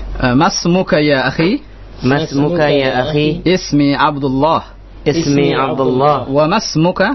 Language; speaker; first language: Arabic; non-native, fluent; Indonesian